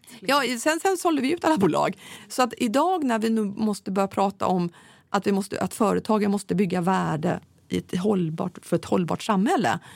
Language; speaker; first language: Swedish; native; Swedish